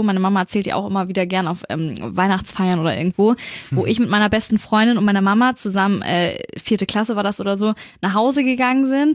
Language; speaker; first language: German; native; German